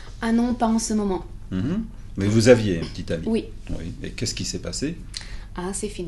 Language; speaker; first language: French; non-native, fluent; English